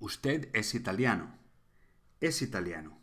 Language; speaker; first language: Spanish; non-native, fluent; English